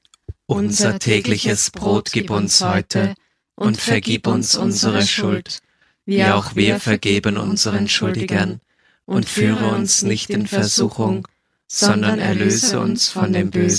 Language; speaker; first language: German; native; German